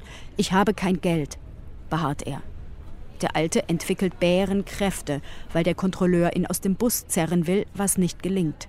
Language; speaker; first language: German; native; German